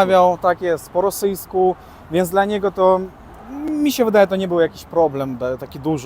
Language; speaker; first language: Polish; early bilingual, other home language; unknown